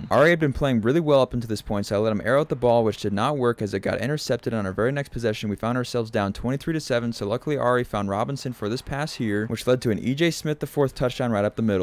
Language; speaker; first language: English; native; English